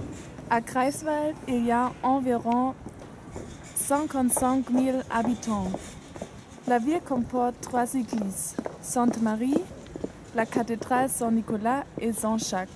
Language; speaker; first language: French; non-native, learner; German